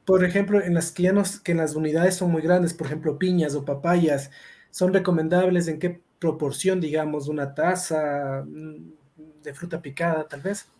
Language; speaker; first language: Spanish; native; Spanish